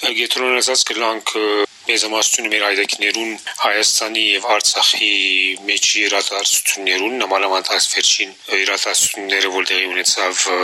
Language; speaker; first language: Armenian; early bilingual, heritage; Armenian